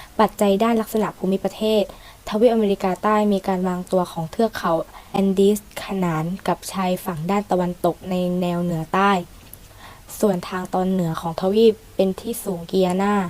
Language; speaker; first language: Thai; native; Thai